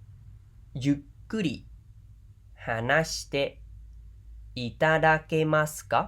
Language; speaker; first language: Japanese; non-native, fluent; Khmer